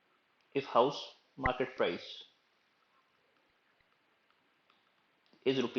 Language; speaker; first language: Hindi; native; Hindi